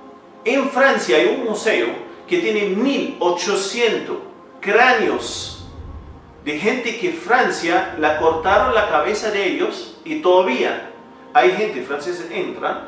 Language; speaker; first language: Spanish; non-native, fluent; Arabic